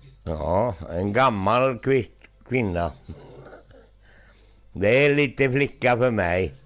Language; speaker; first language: Swedish; non-native, local second language; Finnish